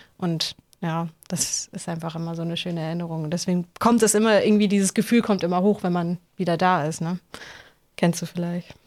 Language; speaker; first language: German; native; German